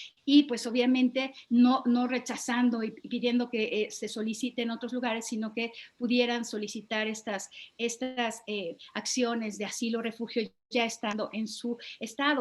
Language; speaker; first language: Spanish; native; Spanish